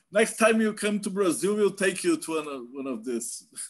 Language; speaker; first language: English; non-native, fluent; Portuguese